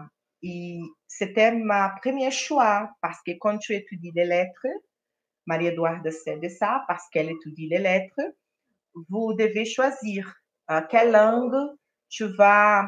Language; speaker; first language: French; non-native, fluent; Portuguese